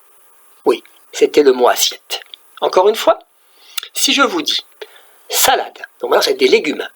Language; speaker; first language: French; native; French